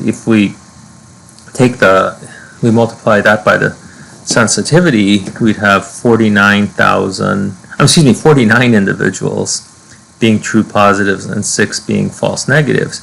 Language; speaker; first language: English; native; English